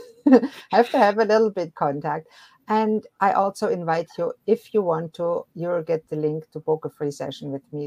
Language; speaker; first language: English; non-native, fluent; German